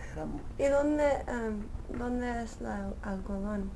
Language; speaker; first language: Spanish; early bilingual, heritage; Spanish